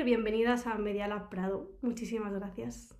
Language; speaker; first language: Spanish; native; Spanish